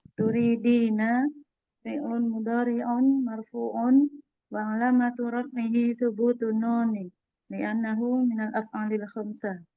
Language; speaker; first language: Arabic; non-native, learner; Indonesian